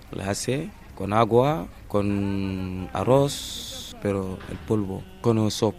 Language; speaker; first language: Spanish; non-native, learner; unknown